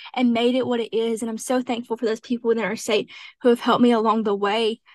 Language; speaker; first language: English; native; English